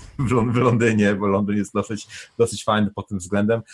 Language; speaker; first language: Polish; native; Polish